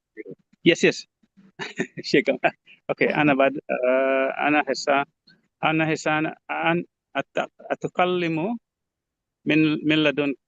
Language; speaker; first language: Arabic; non-native, learner; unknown